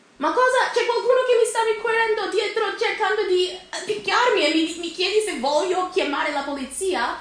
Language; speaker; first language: Italian; non-native, fluent; English